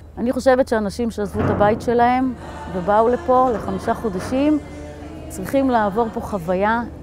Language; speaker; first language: Hebrew; native; Hebrew